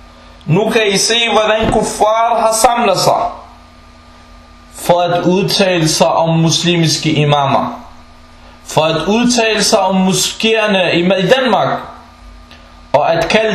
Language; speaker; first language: Danish; non-native, local second language; Arabic